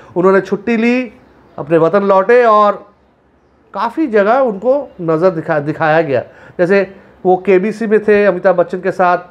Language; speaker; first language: Hindi; non-native, local second language; Bangla